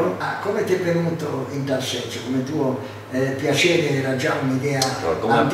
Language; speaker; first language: Italian; native; Italian